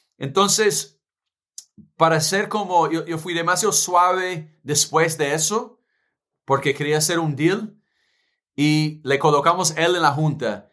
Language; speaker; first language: Spanish; non-native, fluent; English